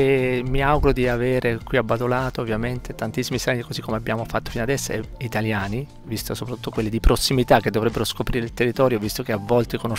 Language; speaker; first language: Italian; native; Italian